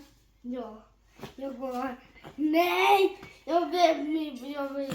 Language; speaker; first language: Swedish; early bilingual, other home language; Bangla